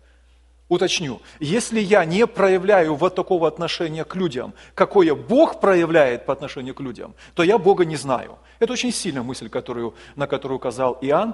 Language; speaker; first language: Russian; native; Russian